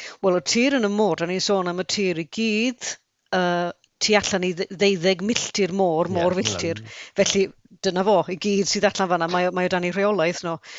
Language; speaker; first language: Welsh; native; Welsh